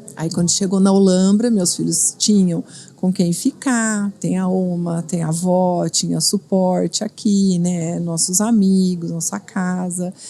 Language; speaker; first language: Portuguese; native; Portuguese